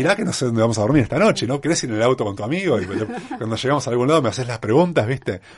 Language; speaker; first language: Spanish; native; Spanish